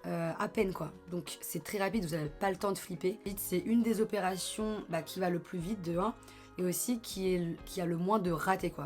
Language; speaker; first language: French; native; French